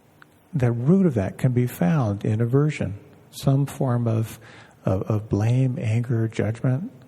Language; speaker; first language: English; native; English